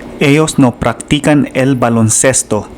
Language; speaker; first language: Spanish; non-native, fluent; Filipino